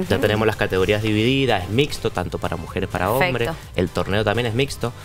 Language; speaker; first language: Spanish; native; Spanish